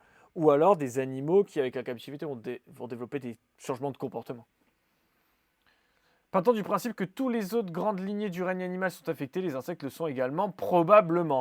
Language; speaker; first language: French; native; French